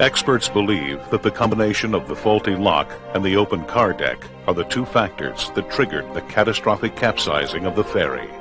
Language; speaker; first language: English; native; English